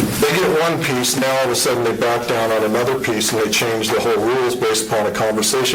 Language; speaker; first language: English; native; English